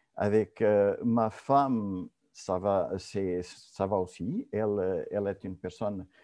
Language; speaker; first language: French; non-native, fluent; Portuguese